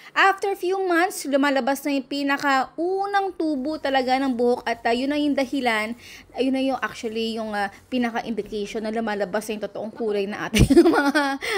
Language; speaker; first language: Filipino; native; Filipino